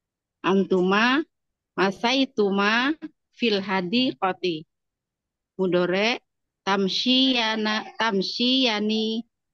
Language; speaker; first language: Arabic; non-native, learner; Indonesian